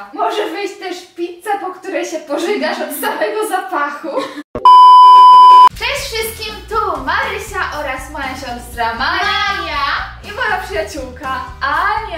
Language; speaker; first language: Polish; native; Polish